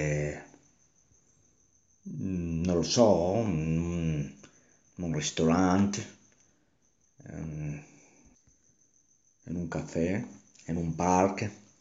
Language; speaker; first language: Italian; non-native, learner; Spanish